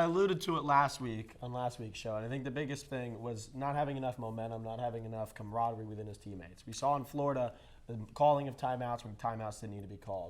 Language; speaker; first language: English; native; English